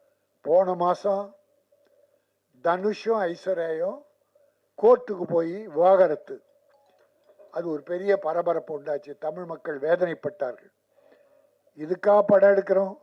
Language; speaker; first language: Tamil; native; Tamil